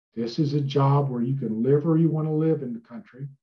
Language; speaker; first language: English; native; English